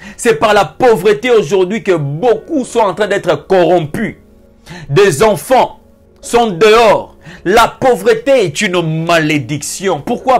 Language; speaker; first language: French; non-native, local second language; Lingala